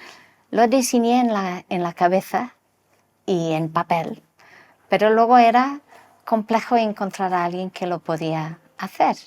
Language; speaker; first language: Spanish; non-native, local second language; English